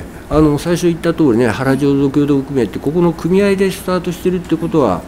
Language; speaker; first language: Japanese; native; Japanese